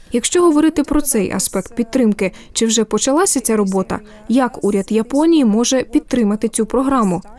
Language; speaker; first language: Ukrainian; native; Ukrainian